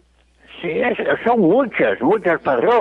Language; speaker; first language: Spanish; non-native, local second language; Galician